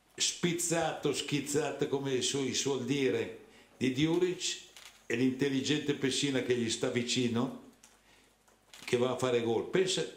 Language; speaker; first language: Italian; native; Italian